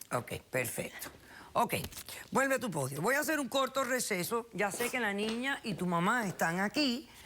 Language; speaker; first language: Spanish; early bilingual, heritage; Spanish